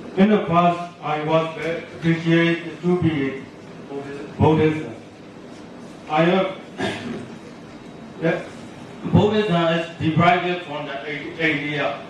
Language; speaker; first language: English; non-native, learner; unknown